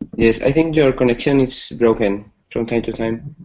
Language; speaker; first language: English; non-native, learner; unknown